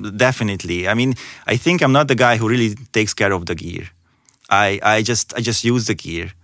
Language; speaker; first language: English; non-native, fluent; Hungarian